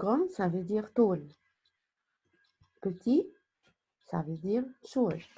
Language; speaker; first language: French; non-native, fluent; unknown